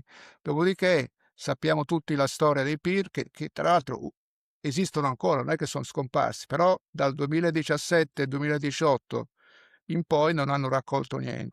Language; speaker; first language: Italian; native; Italian